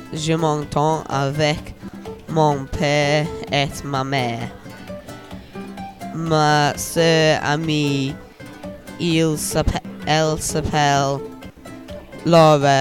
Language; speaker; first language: French; non-native, learner; English